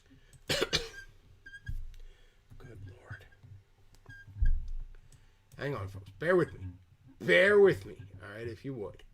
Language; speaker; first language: English; native; English